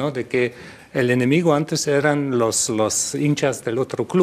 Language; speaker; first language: Spanish; non-native, fluent; German